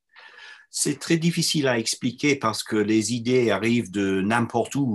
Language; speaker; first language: French; non-native, fluent; English